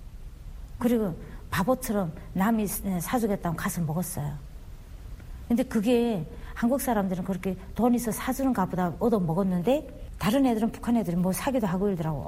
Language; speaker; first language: Korean; native; Korean